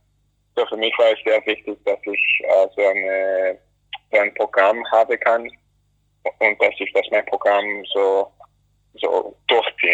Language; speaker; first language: German; early bilingual, other home language; Greek